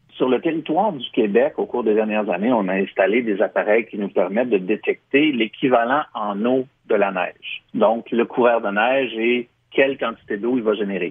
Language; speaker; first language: French; native; French